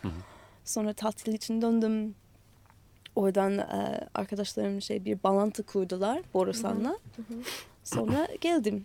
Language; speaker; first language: Turkish; non-native, learner; English